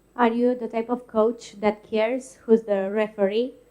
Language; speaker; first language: English; non-native, fluent; Romanian